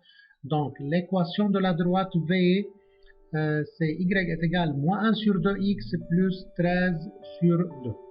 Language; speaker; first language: French; non-native, local second language; Arabic